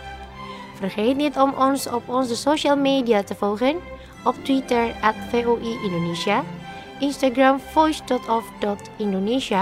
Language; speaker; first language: Dutch; non-native, fluent; Indonesian